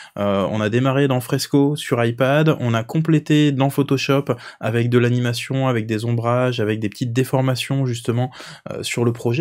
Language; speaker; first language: French; native; French